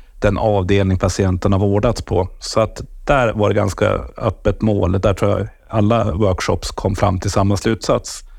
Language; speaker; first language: Swedish; native; Swedish